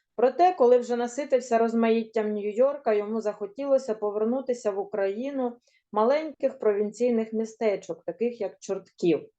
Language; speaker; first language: Ukrainian; native; Ukrainian